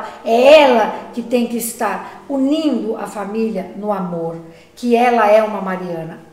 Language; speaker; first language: Portuguese; native; Portuguese